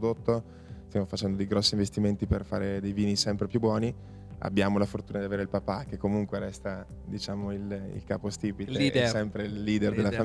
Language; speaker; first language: Italian; native; Italian